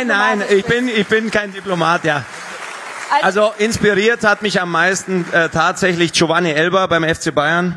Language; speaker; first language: German; native; German